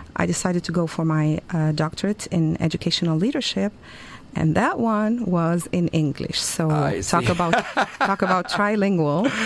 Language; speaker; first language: English; non-native, fluent; Arabic